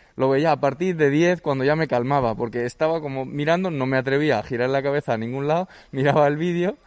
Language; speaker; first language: Spanish; early bilingual, other home language; Georgian